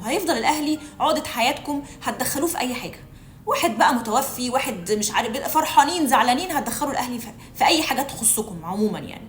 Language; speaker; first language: Arabic; native; Arabic